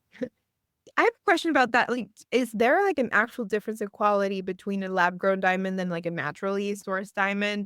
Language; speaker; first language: English; native; English